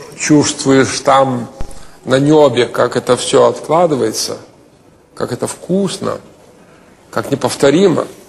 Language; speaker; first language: Russian; non-native, local second language; Lithuanian